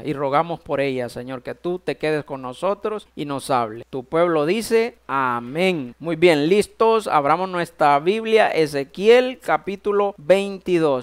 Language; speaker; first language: Spanish; native; Spanish